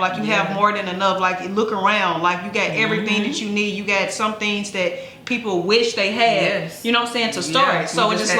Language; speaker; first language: English; native; English